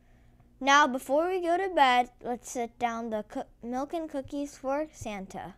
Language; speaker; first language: English; native; English